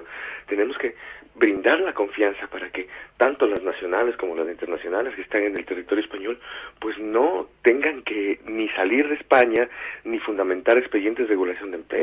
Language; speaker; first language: Spanish; native; Spanish